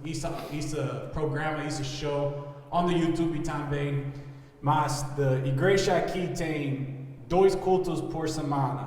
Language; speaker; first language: Portuguese; non-native, learner; English